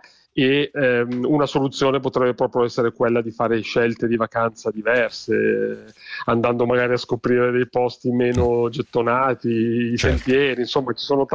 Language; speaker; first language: Italian; native; Italian